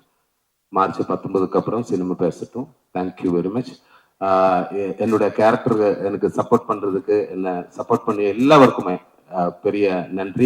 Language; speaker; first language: Tamil; non-native, learner; Malayalam